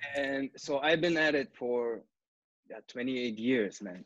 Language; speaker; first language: English; non-native, fluent; German